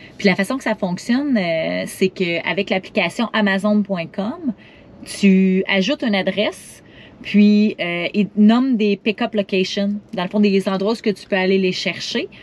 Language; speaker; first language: French; native; French